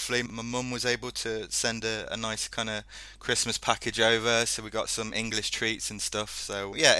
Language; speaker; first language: English; native; English